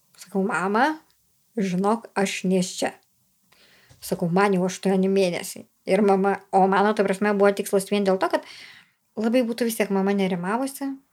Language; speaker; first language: Lithuanian; native; Lithuanian